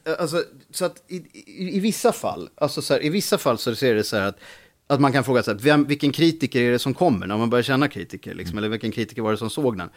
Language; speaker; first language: Swedish; native; Swedish